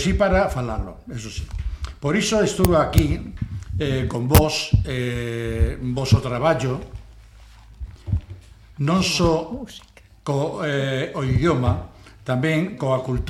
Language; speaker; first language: Galician; non-native, local second language; Spanish